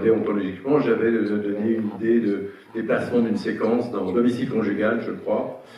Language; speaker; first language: French; native; French